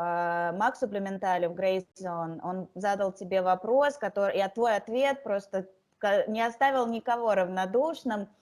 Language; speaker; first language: Russian; native; Russian